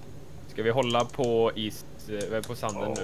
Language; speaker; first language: Swedish; native; Swedish